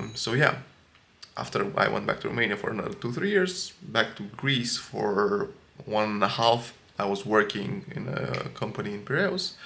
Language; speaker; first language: English; non-native, fluent; Romanian